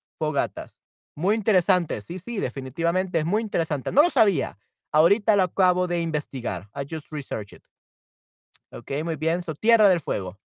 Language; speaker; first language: Spanish; native; Spanish